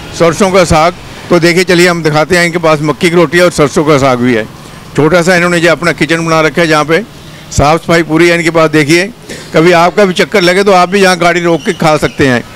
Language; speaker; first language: Hindi; native; Hindi